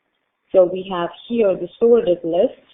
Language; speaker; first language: English; non-native, fluent; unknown